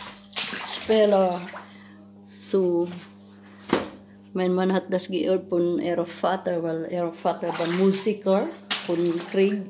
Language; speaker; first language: German; non-native, learner; Filipino